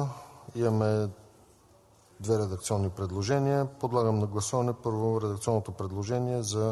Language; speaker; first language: Bulgarian; native; Bulgarian